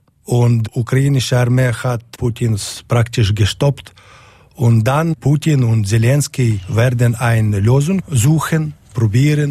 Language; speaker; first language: German; non-native, learner; Ukrainian